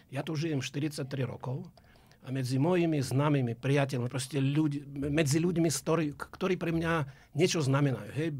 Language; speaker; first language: Slovak; non-native, fluent; Russian